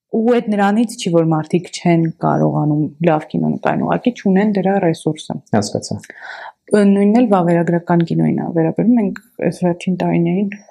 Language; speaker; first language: Armenian; native; Armenian